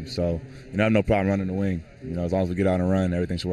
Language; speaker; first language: English; native; English